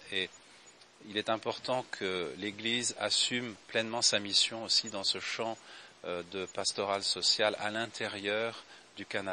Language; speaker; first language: French; native; French